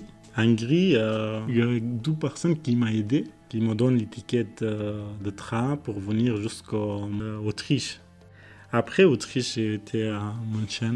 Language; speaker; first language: French; non-native, learner; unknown